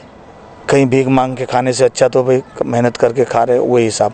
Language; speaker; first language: Hindi; native; Hindi